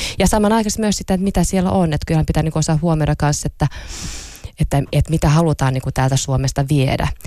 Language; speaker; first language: Finnish; non-native, local second language; Swedish